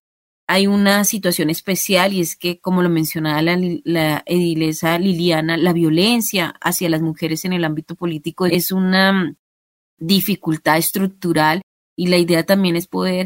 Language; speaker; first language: Spanish; native; Spanish